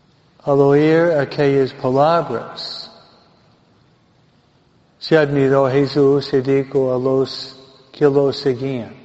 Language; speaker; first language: Spanish; non-native, fluent; English